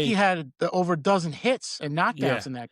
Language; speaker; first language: English; native; English